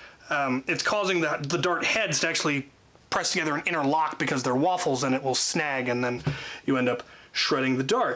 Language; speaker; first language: English; native; English